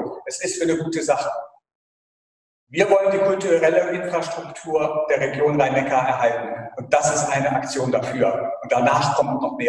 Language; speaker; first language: German; native; German